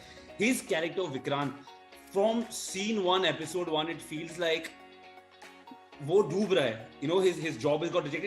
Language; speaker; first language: English; non-native, local second language; Hindi